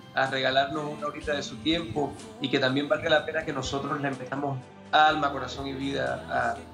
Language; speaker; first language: Spanish; early bilingual, heritage; Spanish